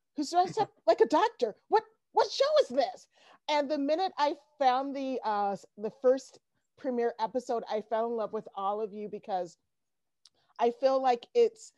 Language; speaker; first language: English; native; English